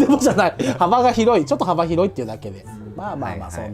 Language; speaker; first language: Japanese; native; Japanese